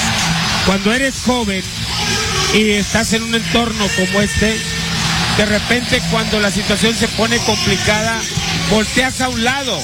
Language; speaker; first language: Spanish; native; Spanish